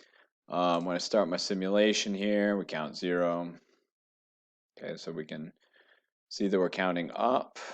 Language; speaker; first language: English; native; English